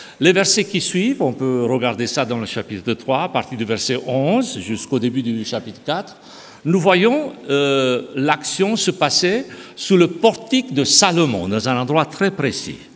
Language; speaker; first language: French; non-native, fluent; Romanian